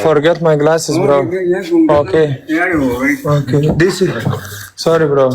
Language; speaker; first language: English; non-native, learner; Lithuanian